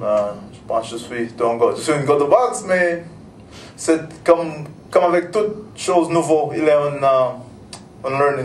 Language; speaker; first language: French; non-native, local second language; English